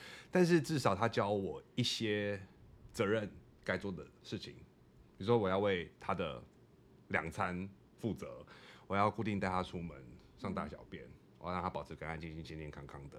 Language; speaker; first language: Chinese; non-native, fluent; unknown